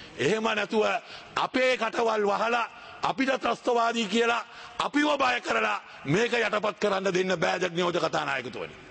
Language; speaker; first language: Sinhala; non-native, local second language; Tamil